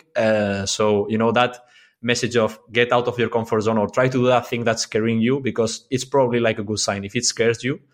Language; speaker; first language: English; non-native, fluent; Spanish